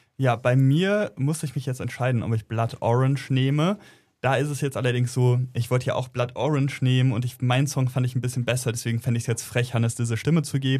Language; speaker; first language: German; native; German